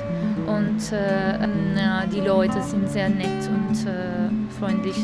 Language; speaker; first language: German; non-native, fluent; Italian